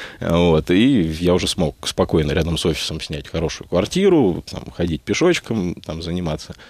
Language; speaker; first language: Russian; native; Russian